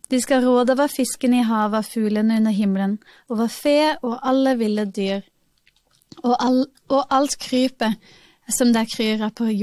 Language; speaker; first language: Norwegian; native; Norwegian